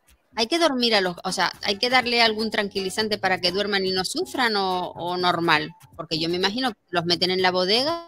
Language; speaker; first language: Spanish; native; Spanish